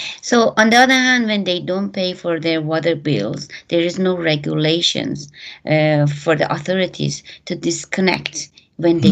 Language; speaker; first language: English; non-native, fluent; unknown